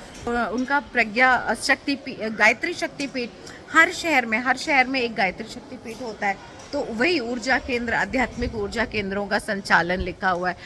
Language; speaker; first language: Hindi; native; Hindi